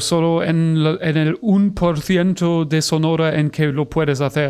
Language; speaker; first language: Spanish; non-native, fluent; German